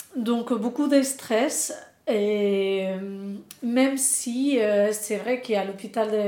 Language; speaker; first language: French; non-native, fluent; Spanish